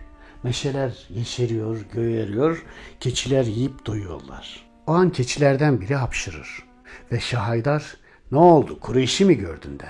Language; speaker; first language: Turkish; native; Turkish